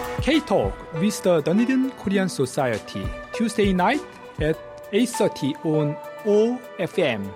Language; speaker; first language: English; non-native, fluent; Korean